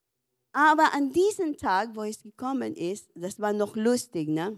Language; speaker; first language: German; non-native, learner; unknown